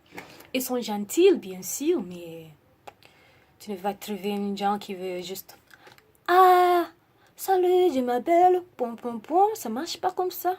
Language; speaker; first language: French; non-native, learner; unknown